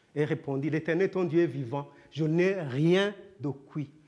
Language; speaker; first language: French; non-native, local second language; Kinyarwanda